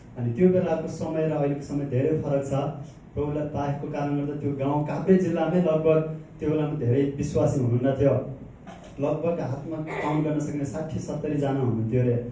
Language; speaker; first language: Nepali; native; Nepali